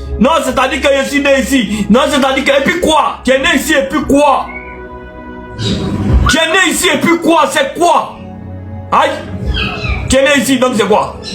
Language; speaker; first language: French; non-native, local second language; Arabic